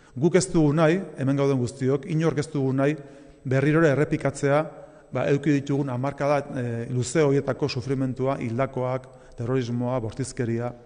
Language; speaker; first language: Basque; native; Basque